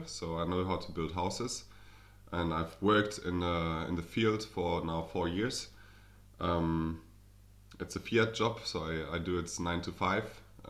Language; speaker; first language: English; non-native, fluent; German